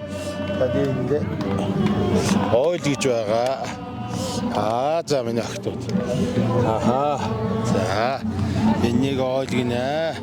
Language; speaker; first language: Mongolian; non-native, local second language; Kazakh